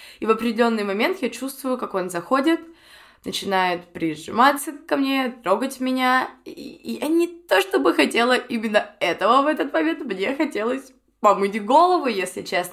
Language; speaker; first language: Russian; native; Russian